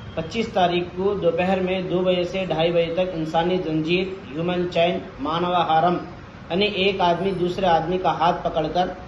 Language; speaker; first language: Urdu; native; Urdu